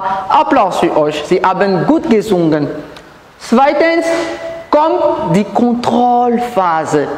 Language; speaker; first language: German; non-native, learner; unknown